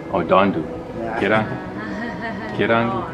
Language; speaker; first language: Indonesian; non-native, learner; English